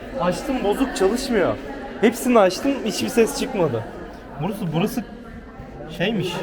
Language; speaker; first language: Turkish; native; Turkish